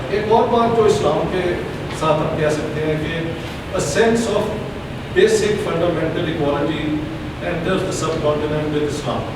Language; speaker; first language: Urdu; non-native, local second language; Punjabi